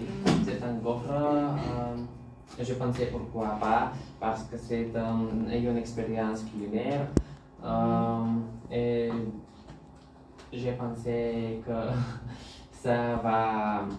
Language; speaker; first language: French; non-native, learner; Bulgarian